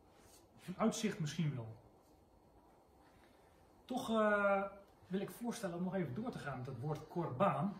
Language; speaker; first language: Dutch; native; Dutch